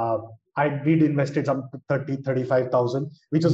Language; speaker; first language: English; non-native, local second language; Hindi